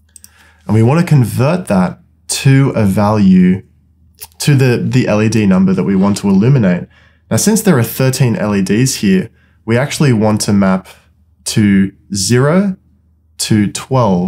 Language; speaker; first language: English; native; English